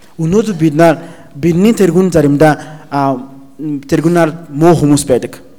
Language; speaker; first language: Mongolian; non-native, learner; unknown